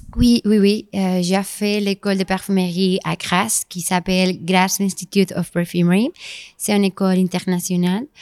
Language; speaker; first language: French; non-native, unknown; Spanish